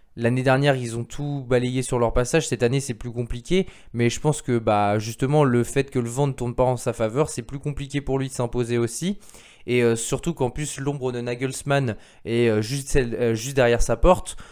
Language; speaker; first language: French; native; French